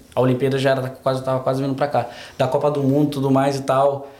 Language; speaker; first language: Portuguese; native; Portuguese